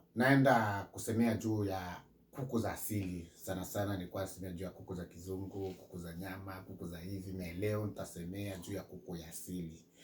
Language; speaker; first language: Swahili; native; Swahili